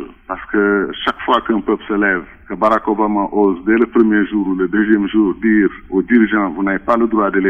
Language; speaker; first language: French; non-native, local second language; Wolof